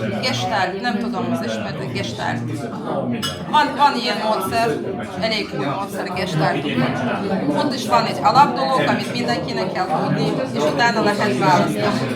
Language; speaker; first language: Hungarian; non-native, learner; Russian